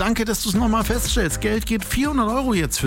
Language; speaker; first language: German; native; German